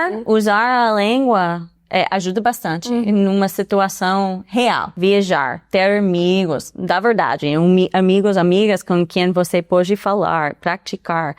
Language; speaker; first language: Portuguese; non-native, fluent; English